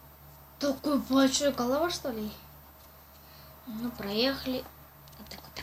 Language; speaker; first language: Russian; non-native, local second language; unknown